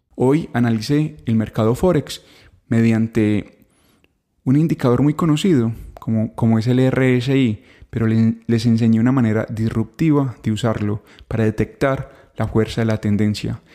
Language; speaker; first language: Spanish; native; Spanish